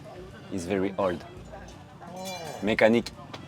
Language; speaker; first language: English; non-native, learner; French